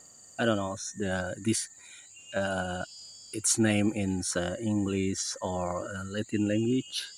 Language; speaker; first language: English; non-native, learner; Indonesian